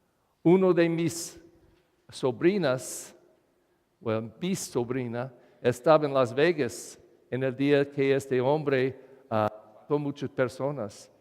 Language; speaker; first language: Spanish; non-native, learner; English